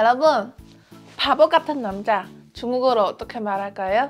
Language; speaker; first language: Korean; non-native, fluent; Chinese